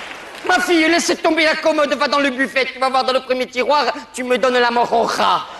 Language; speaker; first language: French; native; French